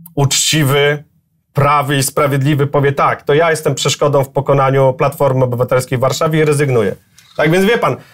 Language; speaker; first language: Polish; native; Polish